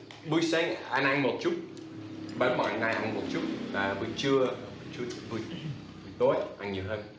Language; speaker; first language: Vietnamese; non-native, learner; English